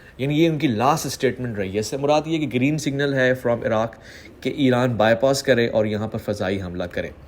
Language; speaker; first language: Urdu; native; Urdu